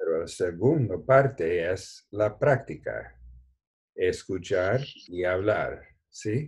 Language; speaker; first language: Spanish; non-native, learner; English